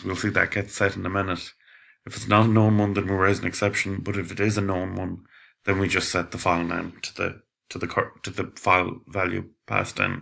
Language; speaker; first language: English; native; English